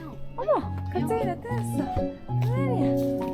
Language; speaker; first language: Korean; native; Korean